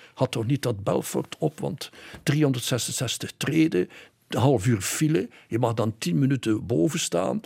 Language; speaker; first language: Dutch; native; Dutch